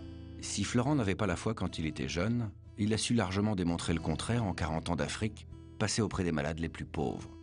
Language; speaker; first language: French; native; French